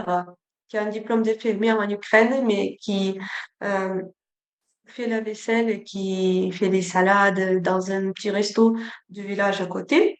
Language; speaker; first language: French; non-native, fluent; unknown